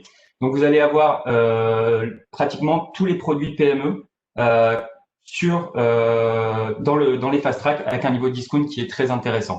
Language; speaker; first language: French; native; French